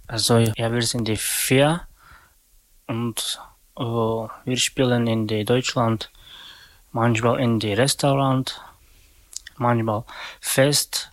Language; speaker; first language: German; non-native, learner; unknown